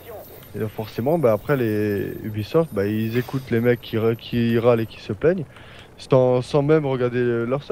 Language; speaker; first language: French; native; French